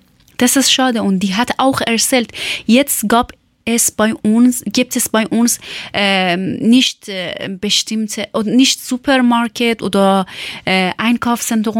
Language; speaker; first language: German; non-native, learner; Persian